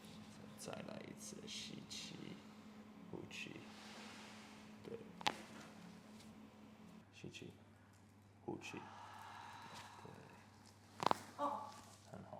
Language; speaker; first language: Chinese; non-native, fluent; English